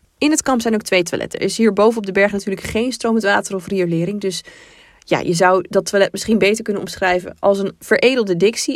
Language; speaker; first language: Dutch; native; Dutch